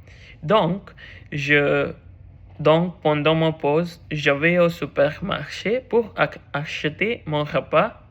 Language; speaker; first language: French; non-native, learner; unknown